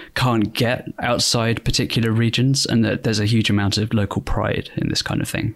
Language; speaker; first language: English; native; English